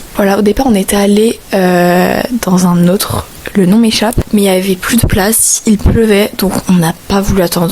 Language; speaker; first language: French; native; French